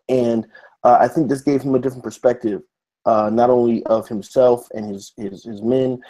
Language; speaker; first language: English; native; English